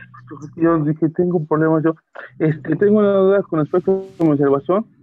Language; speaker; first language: Spanish; native; Spanish